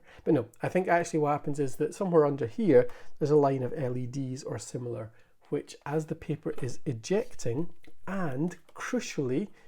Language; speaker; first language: English; native; English